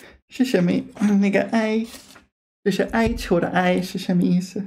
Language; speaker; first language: Chinese; non-native, fluent; English